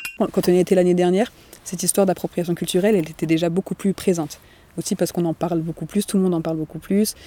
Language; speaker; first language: French; native; French